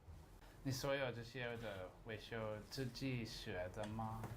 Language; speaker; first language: Chinese; non-native, learner; English